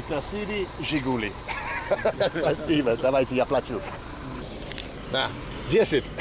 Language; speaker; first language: Russian; non-native, learner; English